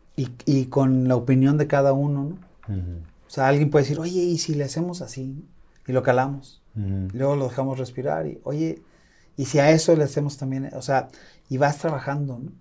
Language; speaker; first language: Spanish; native; Spanish